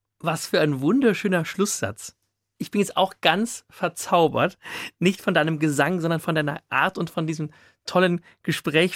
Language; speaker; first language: German; native; German